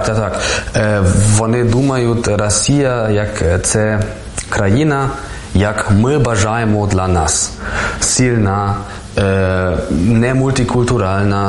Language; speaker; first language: Ukrainian; non-native, learner; German